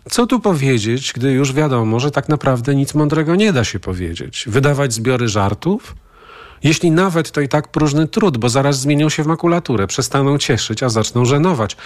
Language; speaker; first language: Polish; native; Polish